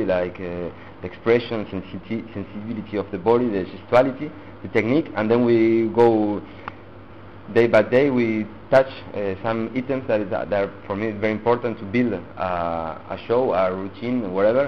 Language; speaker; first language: English; non-native, learner; Spanish